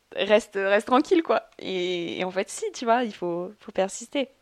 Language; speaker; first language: French; native; French